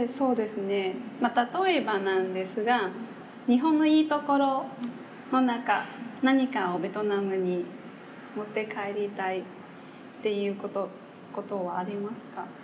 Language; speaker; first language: Japanese; non-native, fluent; Vietnamese